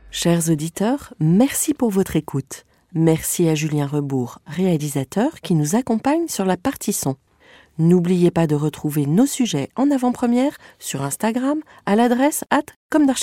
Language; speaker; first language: French; native; French